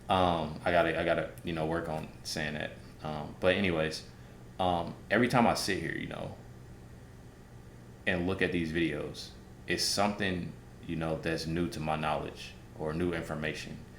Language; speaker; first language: English; native; English